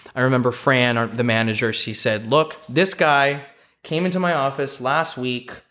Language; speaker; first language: English; native; English